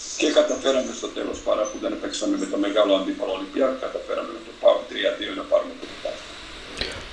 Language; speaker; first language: Greek; non-native, fluent; Serbian